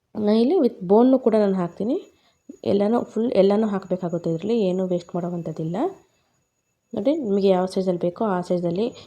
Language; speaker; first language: Kannada; native; Kannada